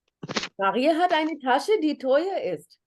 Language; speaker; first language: German; non-native, fluent; Urdu